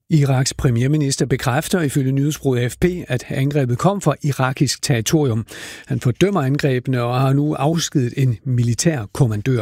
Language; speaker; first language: Danish; native; Danish